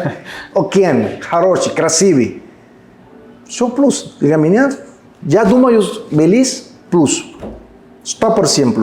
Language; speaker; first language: Russian; non-native, learner; Spanish